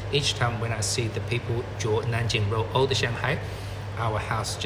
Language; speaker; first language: English; non-native, learner; Chinese